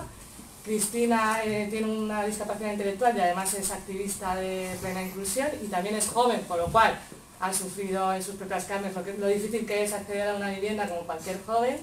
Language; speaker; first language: Spanish; native; Spanish